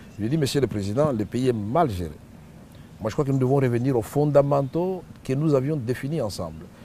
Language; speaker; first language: French; non-native, local second language; Swahili